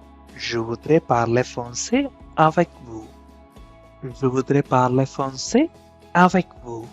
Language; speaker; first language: French; non-native, fluent; Malayalam